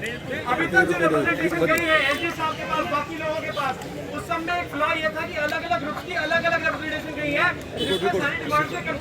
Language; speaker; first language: Hindi; native; Hindi